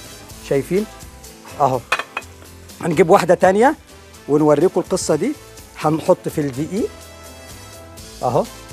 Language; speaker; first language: Arabic; native; Arabic